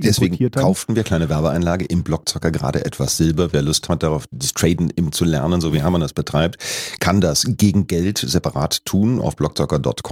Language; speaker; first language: German; native; German